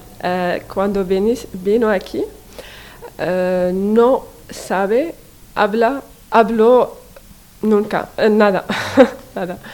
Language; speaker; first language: Spanish; non-native, learner; Arabic